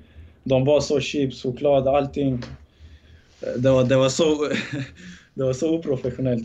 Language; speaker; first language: Swedish; early bilingual, other home language; Bosnian